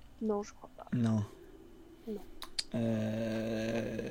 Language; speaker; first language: French; native; French